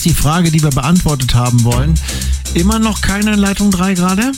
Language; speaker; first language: German; native; German